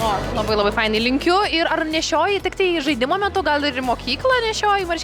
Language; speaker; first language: Lithuanian; native; Lithuanian